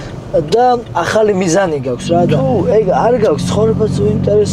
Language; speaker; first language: Georgian; native; Georgian